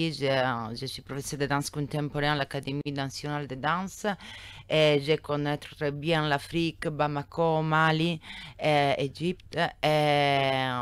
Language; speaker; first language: French; non-native, learner; Italian